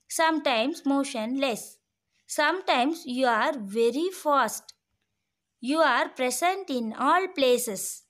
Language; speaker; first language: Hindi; non-native, local second language; Tamil